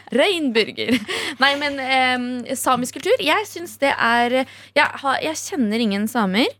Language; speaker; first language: Norwegian; early bilingual, other home language; Kurdish